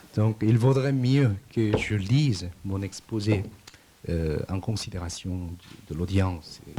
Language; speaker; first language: French; non-native, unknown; Korean